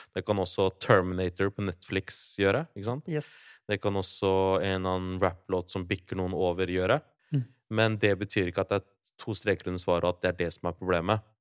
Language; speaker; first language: Norwegian; early bilingual, other home language; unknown